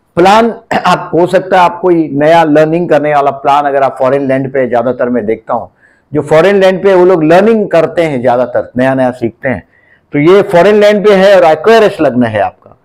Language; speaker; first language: Hindi; native; Hindi